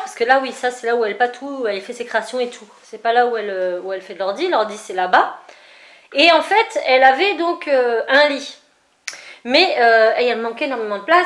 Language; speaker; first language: French; native; French